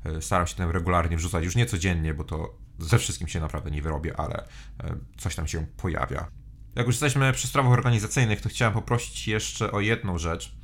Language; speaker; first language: Polish; native; Polish